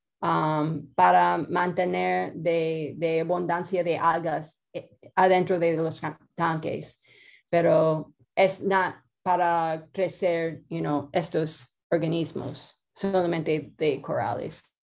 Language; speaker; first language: Spanish; non-native, learner; English